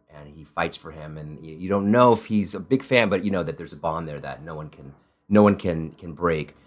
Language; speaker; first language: English; early bilingual, other home language; Italian